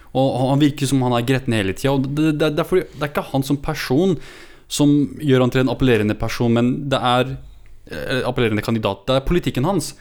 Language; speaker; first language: Norwegian; native; Norwegian